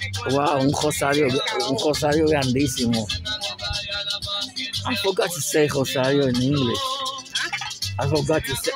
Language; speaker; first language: English; non-native, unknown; Spanish